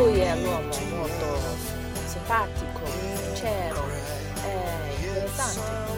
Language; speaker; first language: Italian; non-native, learner; Chinese